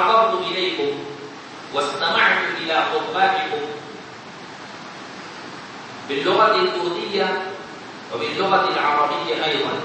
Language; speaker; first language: Arabic; non-native, fluent; Urdu